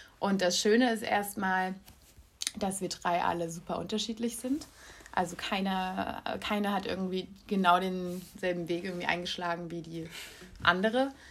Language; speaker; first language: German; native; German